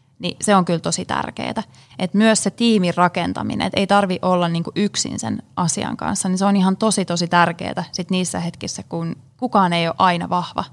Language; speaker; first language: Finnish; native; Finnish